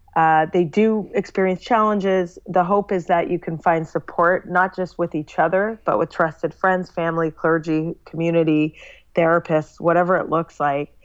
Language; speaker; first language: English; native; English